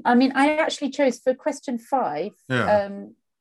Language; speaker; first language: English; native; English